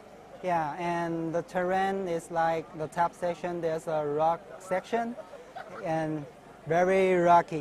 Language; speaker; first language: English; non-native, learner; Chinese